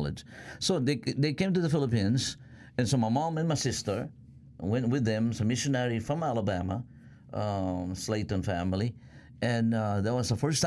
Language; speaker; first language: English; non-native, local second language; Filipino